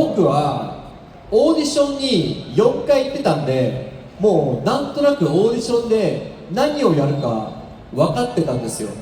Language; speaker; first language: Japanese; native; Japanese